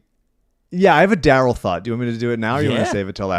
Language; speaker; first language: English; native; English